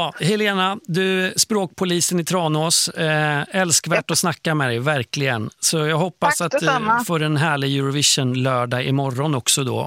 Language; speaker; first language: Swedish; native; Swedish